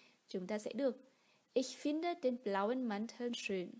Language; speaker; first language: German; non-native, fluent; Vietnamese